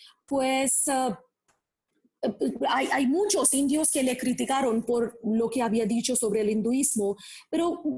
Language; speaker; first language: Spanish; non-native, fluent; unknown